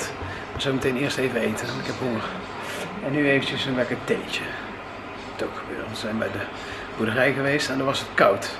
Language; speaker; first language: Dutch; native; Dutch